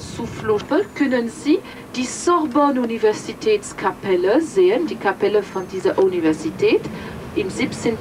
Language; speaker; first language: German; non-native, fluent; French